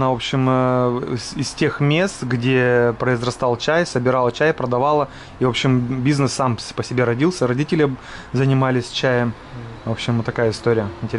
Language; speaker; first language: Russian; native; Russian